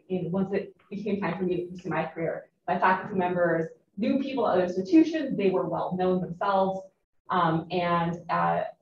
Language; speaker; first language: English; native; English